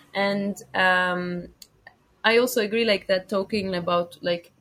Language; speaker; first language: English; non-native, fluent; Arabic